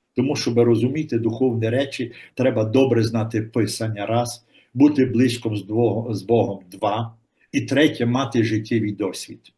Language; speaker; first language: Ukrainian; native; Ukrainian